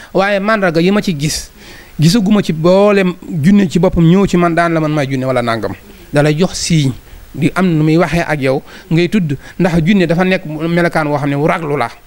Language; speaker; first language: Wolof; native; Wolof